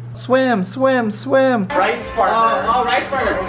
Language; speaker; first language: English; native; English